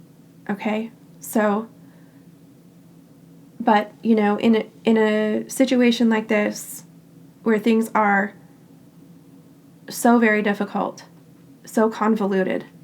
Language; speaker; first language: English; native; English